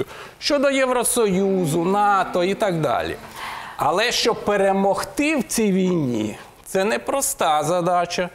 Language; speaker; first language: Ukrainian; native; Ukrainian